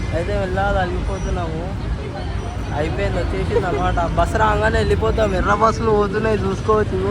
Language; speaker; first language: Telugu; non-native, local second language; Marathi